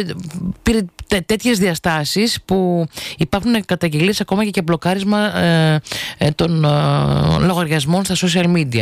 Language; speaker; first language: Greek; native; Greek